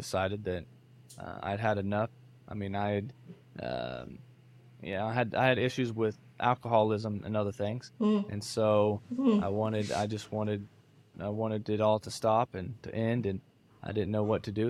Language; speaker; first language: English; native; English